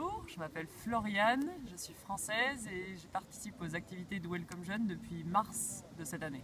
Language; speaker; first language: French; native; French